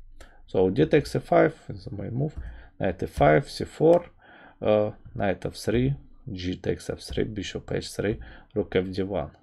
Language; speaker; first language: English; non-native, fluent; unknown